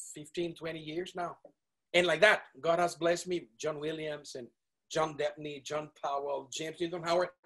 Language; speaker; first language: English; non-native, fluent; Spanish